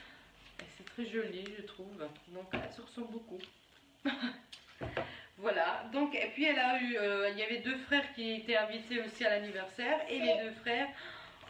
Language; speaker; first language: French; native; French